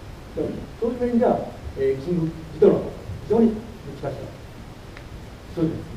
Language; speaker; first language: Japanese; native; Japanese